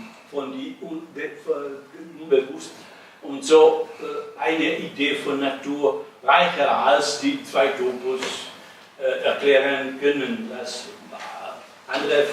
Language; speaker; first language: German; non-native, learner; Italian